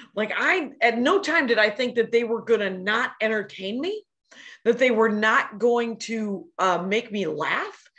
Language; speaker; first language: English; native; English